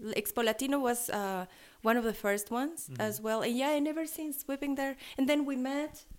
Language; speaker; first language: English; non-native, fluent; Spanish